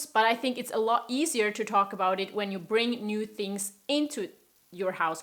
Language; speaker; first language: English; non-native, fluent; German